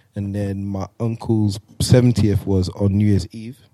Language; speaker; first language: English; native; English